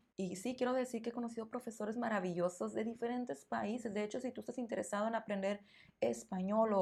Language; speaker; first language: Spanish; native; Spanish